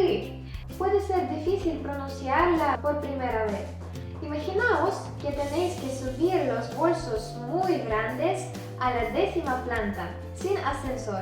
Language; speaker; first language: Spanish; non-native, fluent; Russian